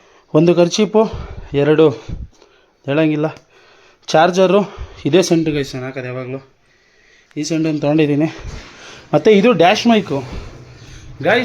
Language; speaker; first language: Kannada; native; Kannada